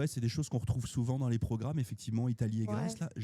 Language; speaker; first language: French; native; French